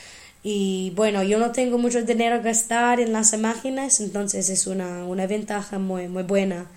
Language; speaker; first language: Spanish; non-native, fluent; English